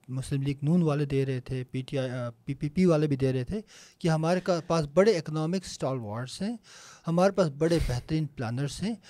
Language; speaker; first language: Urdu; non-native, local second language; Punjabi